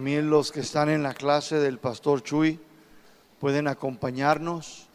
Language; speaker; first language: Spanish; native; Spanish